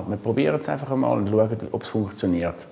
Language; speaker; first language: German; native; German